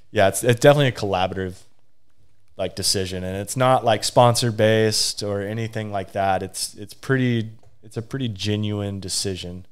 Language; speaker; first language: English; native; English